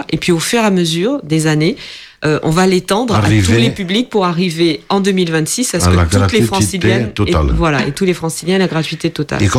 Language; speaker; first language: French; native; French